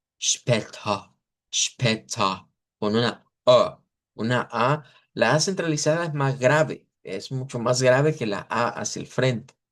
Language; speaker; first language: Spanish; native; Spanish